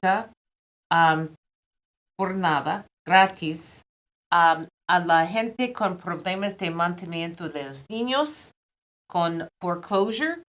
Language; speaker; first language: Spanish; non-native, fluent; English